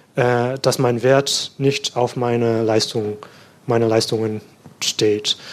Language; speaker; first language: German; non-native, learner; English